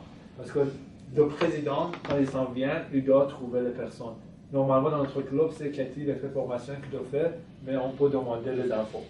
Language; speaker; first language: French; non-native, fluent; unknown